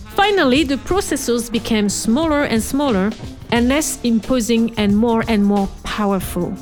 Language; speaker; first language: English; non-native, fluent; French